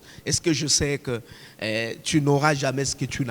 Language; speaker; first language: French; non-native, local second language; Swahili